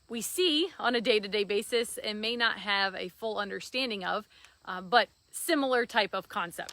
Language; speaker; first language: English; native; English